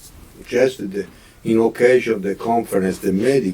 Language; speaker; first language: English; non-native, learner; Italian